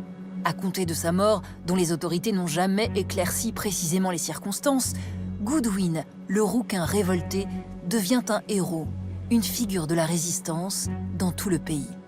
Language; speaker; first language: French; native; French